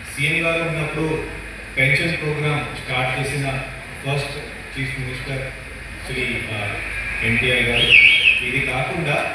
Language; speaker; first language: Telugu; non-native, local second language; Marathi